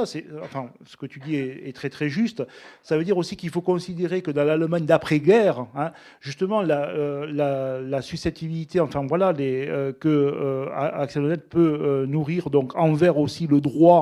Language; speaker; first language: French; native; French